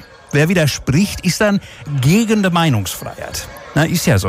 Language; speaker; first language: German; native; German